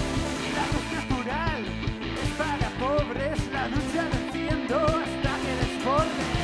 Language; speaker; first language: Spanish; native; Spanish